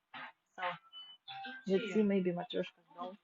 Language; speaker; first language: English; non-native, fluent; Russian